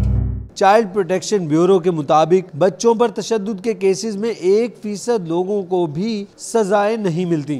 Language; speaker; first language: Urdu; native; Urdu